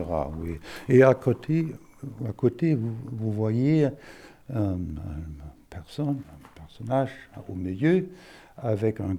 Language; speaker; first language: French; non-native, fluent; German